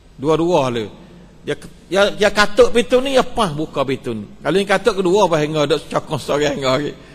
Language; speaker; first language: Malay; native; Malay